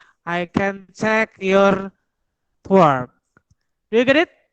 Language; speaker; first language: English; non-native, fluent; Indonesian